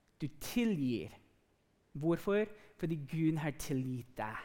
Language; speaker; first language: Norwegian; non-native, fluent; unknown